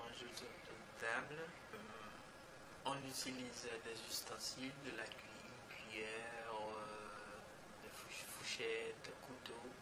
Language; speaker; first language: French; non-native, local second language; Haitian Creole